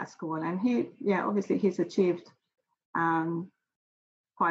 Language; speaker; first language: English; non-native, fluent; Hungarian